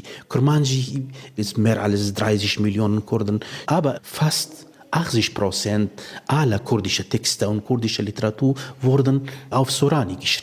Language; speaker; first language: German; non-native, fluent; Kurdish